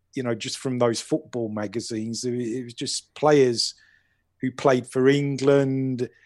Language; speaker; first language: English; native; English